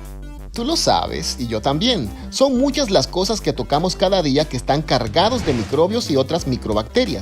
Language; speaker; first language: Spanish; native; Spanish